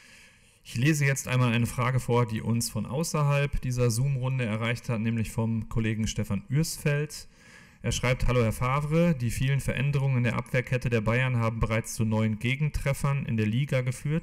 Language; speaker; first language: German; native; German